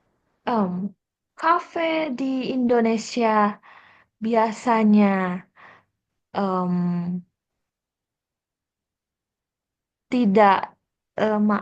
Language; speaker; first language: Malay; non-native, fluent; Korean